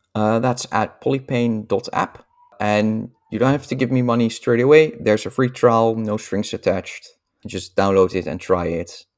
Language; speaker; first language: English; non-native, fluent; Dutch